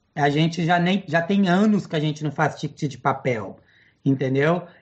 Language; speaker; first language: Portuguese; non-native, fluent; English